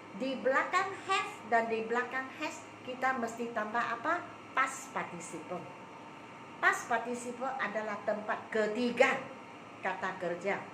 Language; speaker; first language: Malay; non-native, local second language; Chinese